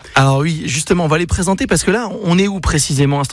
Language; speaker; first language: French; native; French